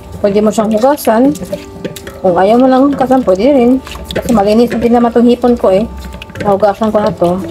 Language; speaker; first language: Filipino; non-native, local second language; Cebuano